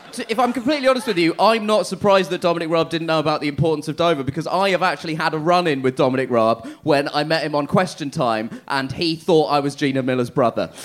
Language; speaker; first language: English; native; English